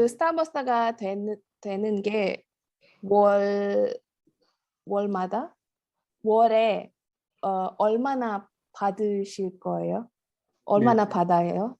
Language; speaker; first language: Korean; non-native, fluent; Indonesian